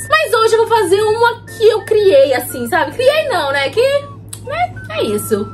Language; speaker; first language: Portuguese; native; Portuguese